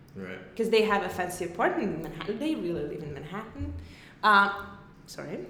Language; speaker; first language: English; non-native, fluent; Hungarian